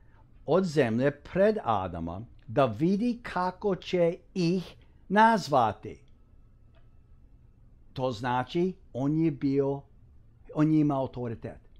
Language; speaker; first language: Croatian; early bilingual, heritage; English